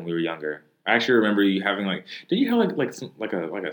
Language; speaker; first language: English; native; English